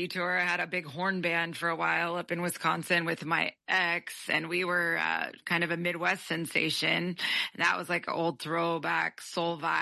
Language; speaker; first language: English; native; English